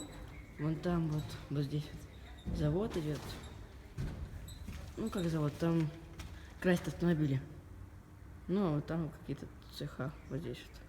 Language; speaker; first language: Russian; native; Russian